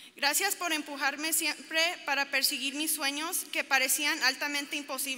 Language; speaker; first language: Spanish; early bilingual, other home language; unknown